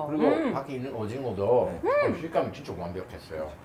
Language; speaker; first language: Korean; non-native, learner; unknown